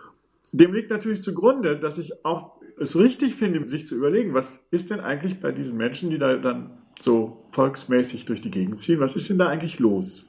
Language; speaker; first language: German; native; German